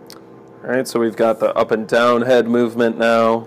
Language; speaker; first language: English; native; English